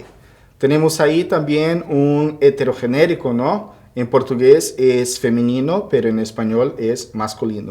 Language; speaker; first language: Spanish; non-native, fluent; Portuguese